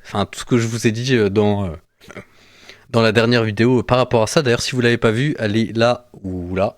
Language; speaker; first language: French; native; French